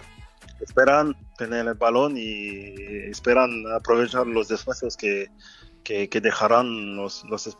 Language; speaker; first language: Spanish; non-native, fluent; French